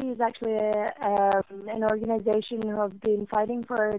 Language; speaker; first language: English; non-native, fluent; Norwegian